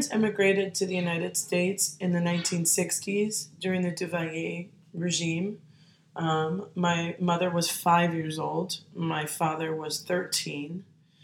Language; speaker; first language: English; native; English